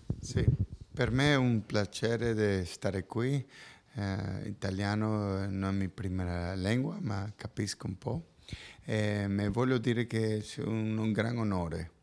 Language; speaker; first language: Italian; non-native, learner; Spanish